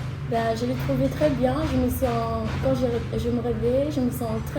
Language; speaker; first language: French; non-native, learner; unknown